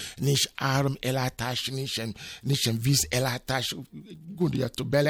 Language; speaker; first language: Hungarian; non-native, fluent; Yoruba